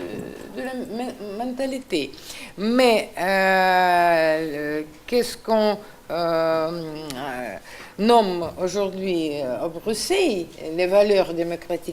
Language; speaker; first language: French; non-native, fluent; Russian